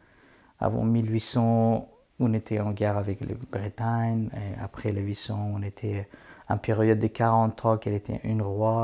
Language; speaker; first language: French; non-native, fluent; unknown